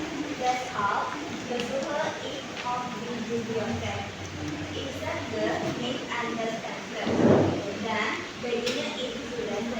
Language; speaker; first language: German; non-native, learner; Indonesian